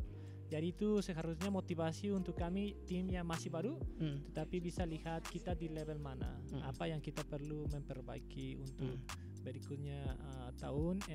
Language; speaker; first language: Indonesian; non-native, fluent; Spanish